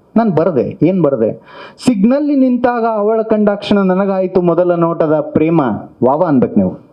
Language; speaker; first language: Kannada; native; Kannada